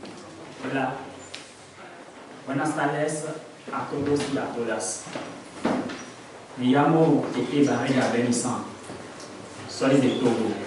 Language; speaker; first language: Spanish; non-native, learner; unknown